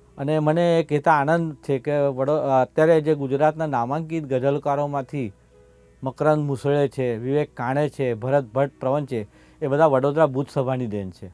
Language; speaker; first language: Gujarati; non-native, local second language; Marathi